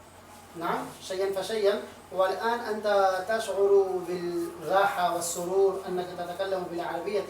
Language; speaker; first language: Arabic; non-native, fluent; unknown